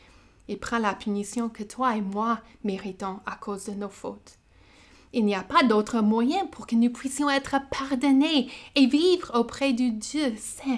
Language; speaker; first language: French; native; French